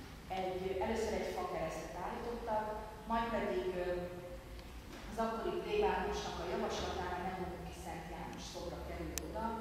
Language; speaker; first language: Hungarian; native; Hungarian